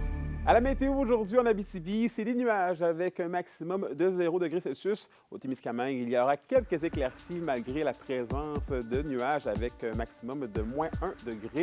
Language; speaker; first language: French; native; French